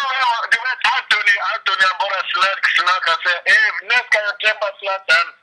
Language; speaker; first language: Swedish; non-native, fluent; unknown